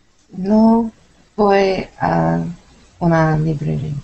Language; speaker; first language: Spanish; non-native, learner; English